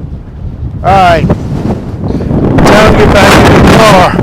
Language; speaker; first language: English; native; English